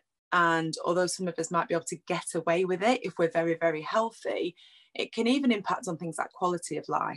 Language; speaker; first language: English; native; English